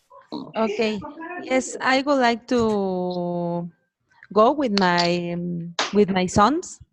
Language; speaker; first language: English; non-native, learner; Spanish